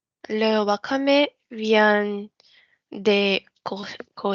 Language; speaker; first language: French; non-native, learner; Portuguese